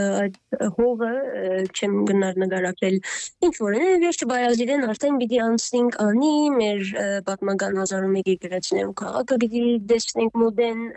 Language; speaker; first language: Armenian; early bilingual, heritage; Armenian